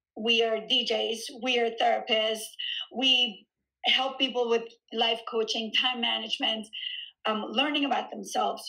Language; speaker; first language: English; early bilingual, other home language; Spanish